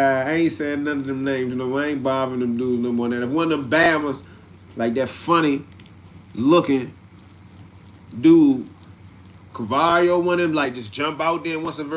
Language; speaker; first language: English; native; English